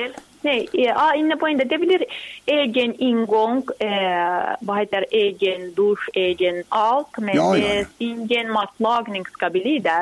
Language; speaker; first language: Swedish; non-native, learner; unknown